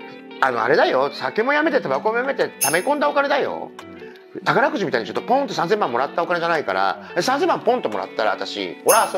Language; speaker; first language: Japanese; native; Japanese